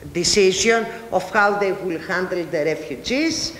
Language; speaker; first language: English; non-native, fluent; Greek